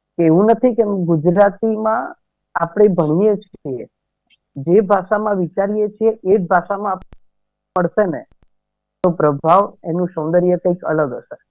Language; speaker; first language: Gujarati; native; Gujarati